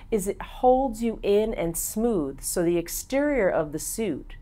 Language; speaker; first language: English; native; English